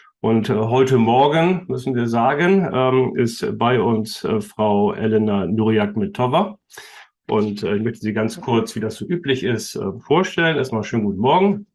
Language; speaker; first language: German; native; German